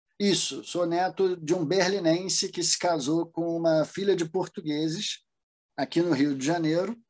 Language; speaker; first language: Portuguese; early bilingual, other home language; German